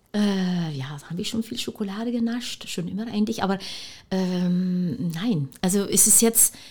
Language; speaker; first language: German; non-native, fluent; Dutch